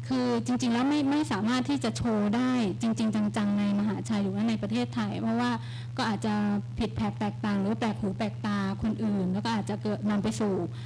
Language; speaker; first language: Thai; native; Thai